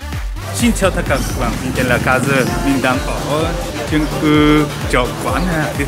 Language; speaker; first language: Vietnamese; non-native, learner; Japanese